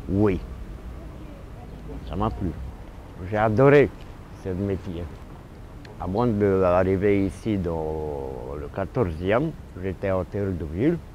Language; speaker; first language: French; non-native, fluent; Romanian